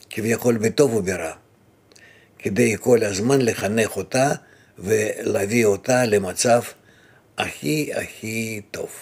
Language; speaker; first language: Hebrew; non-native, fluent; Russian